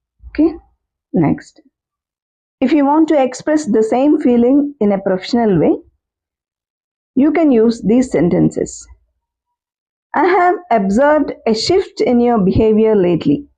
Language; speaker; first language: English; non-native, local second language; Telugu